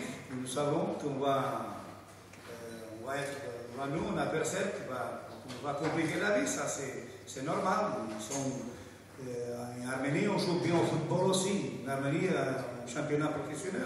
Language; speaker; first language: French; non-native, fluent; Portuguese